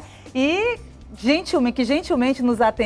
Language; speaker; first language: Portuguese; native; Portuguese